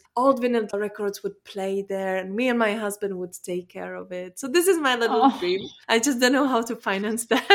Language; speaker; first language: English; non-native, fluent; Czech